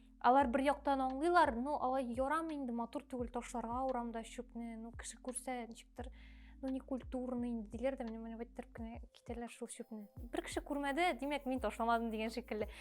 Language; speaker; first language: Tatar; native; Tatar